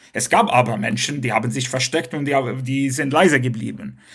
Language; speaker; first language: German; non-native, local second language; Hebrew